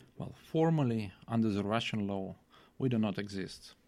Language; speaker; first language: English; non-native, fluent; Russian